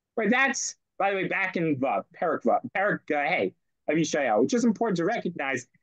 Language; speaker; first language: English; native; English